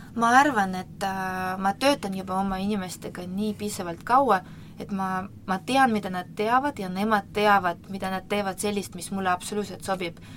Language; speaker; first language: Estonian; non-native, local second language; Russian